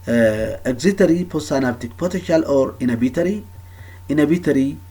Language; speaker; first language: English; non-native, local second language; Amharic